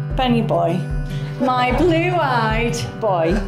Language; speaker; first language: English; native; English